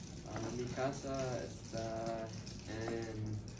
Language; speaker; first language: Spanish; non-native, learner; English